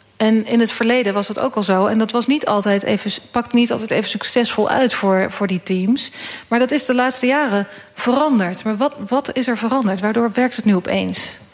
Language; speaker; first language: Dutch; native; Dutch